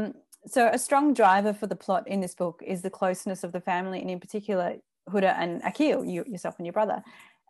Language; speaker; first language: English; native; English